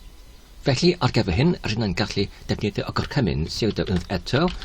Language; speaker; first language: Welsh; non-native, fluent; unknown